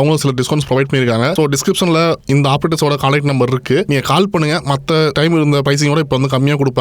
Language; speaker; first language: Tamil; native; Tamil